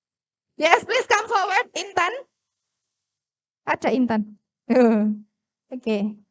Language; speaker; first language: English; non-native, learner; Indonesian